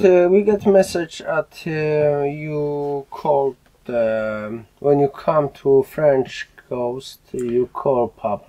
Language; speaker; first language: English; non-native, learner; Polish